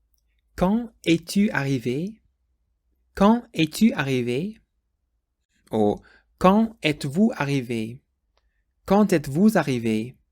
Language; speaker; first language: French; non-native, fluent; English